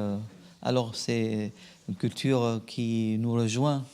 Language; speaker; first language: French; non-native, local second language; Arabic